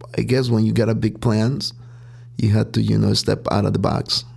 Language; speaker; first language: English; non-native, fluent; Spanish